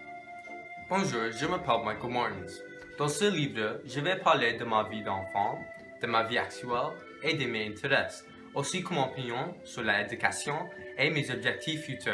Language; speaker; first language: French; non-native, local second language; English